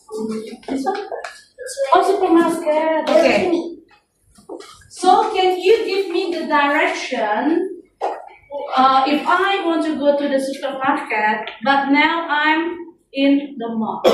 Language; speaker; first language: English; non-native, learner; Indonesian